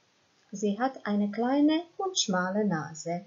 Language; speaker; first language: German; non-native, fluent; Croatian